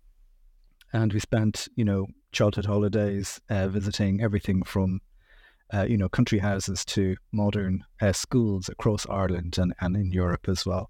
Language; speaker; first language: English; native; English